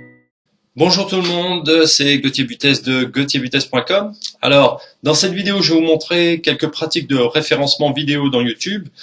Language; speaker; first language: French; native; French